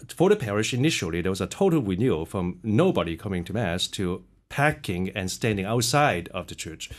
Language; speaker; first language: English; early bilingual, other home language; Cantonese